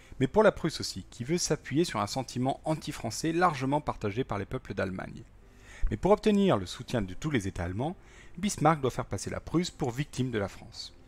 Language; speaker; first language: French; native; French